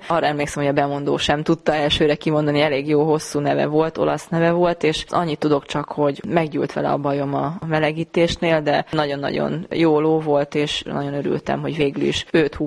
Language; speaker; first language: Hungarian; native; Hungarian